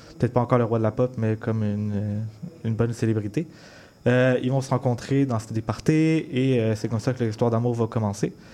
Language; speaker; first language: French; native; French